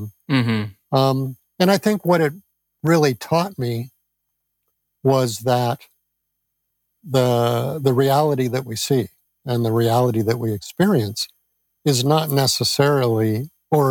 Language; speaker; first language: English; native; English